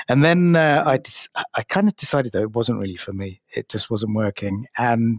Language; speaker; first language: English; native; English